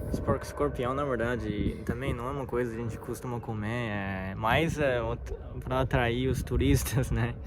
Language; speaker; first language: Portuguese; non-native, learner; Chinese